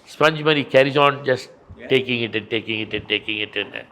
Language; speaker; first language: English; non-native, local second language; Tamil